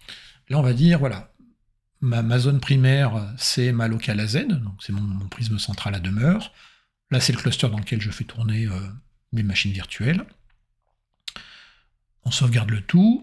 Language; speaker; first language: French; native; French